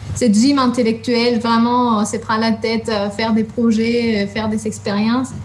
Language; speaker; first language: French; non-native, fluent; Spanish